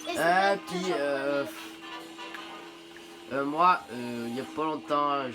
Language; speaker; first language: French; native; French